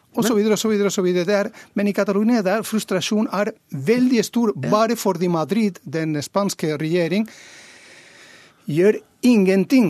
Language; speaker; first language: Norwegian; non-native, fluent; Catalan